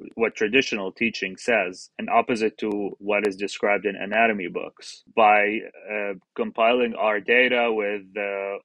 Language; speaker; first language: English; non-native, fluent; Arabic